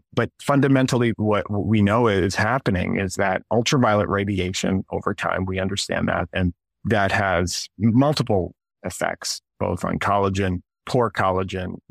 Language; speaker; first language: English; early bilingual, other home language; Russian